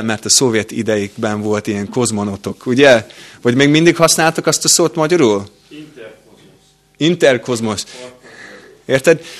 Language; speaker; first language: Hungarian; non-native, fluent; English